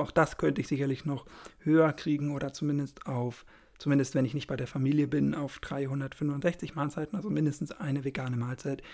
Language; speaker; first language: German; native; German